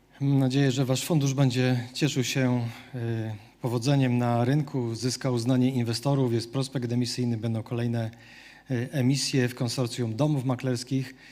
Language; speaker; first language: Polish; native; Polish